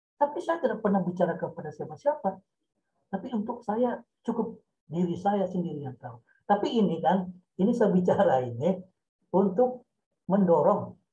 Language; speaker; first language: Indonesian; non-native, local second language; Minangkabau